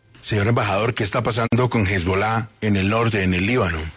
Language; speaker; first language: Spanish; native; Spanish